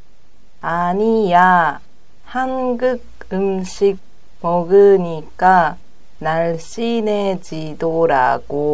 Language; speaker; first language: Korean; non-native, learner; Japanese